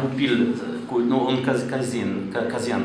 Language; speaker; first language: Russian; non-native, learner; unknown